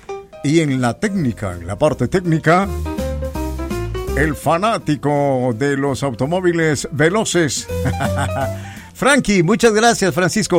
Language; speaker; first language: Spanish; native; Spanish